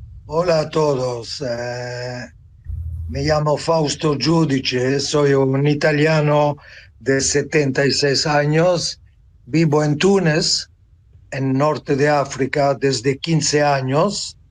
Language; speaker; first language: Spanish; non-native, fluent; Italian